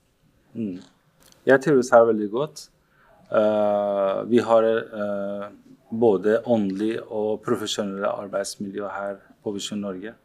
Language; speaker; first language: Norwegian; non-native, fluent; Persian